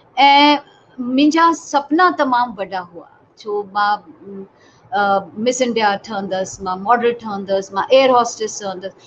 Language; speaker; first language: Sindhi; native; Sindhi